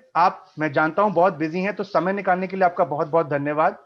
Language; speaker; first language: Hindi; native; Hindi